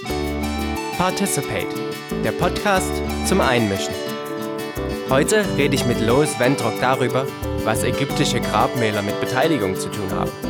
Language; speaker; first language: German; native; German